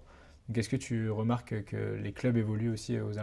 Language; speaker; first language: French; native; French